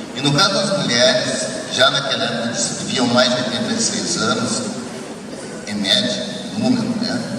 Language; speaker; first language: Portuguese; early bilingual, other home language; Japanese